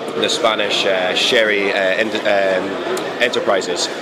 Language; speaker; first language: English; native; English